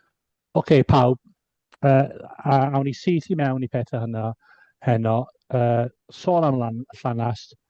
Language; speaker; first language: Welsh; non-native, fluent; English